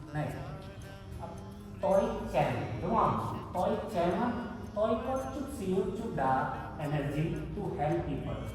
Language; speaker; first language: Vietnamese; non-native, learner; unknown